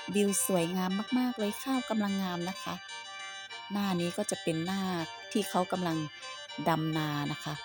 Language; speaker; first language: Thai; native; Thai